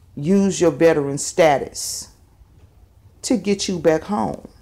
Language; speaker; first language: English; native; English